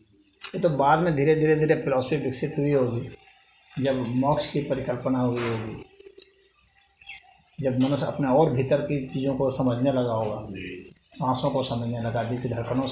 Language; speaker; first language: Hindi; native; Hindi